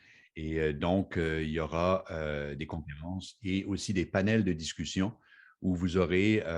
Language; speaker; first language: French; native; French